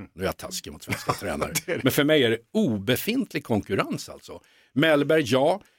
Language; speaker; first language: Swedish; native; Swedish